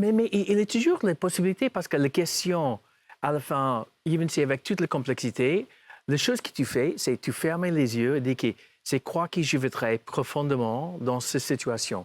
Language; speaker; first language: French; non-native, fluent; English